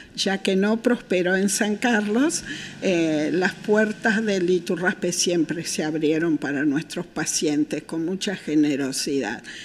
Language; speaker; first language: Spanish; native; Spanish